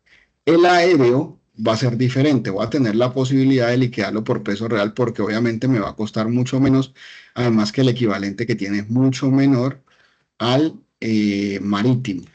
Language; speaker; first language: Spanish; native; Spanish